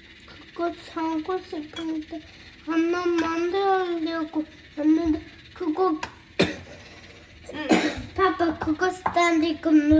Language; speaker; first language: Korean; early bilingual, heritage; Korean